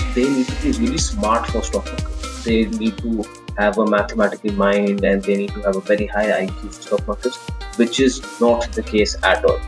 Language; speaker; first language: English; non-native, local second language; Hindi